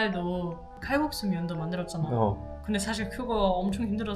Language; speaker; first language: Korean; non-native, learner; German